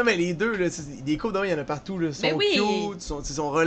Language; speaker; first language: French; native; French